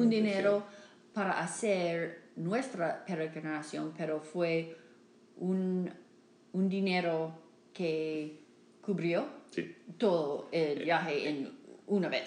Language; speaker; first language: Spanish; non-native, learner; English